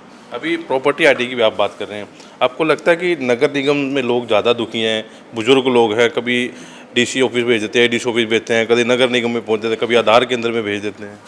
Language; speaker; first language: Hindi; native; Hindi